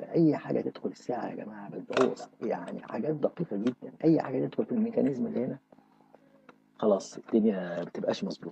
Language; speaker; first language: Arabic; native; Arabic